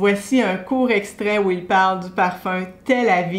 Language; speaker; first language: French; native; French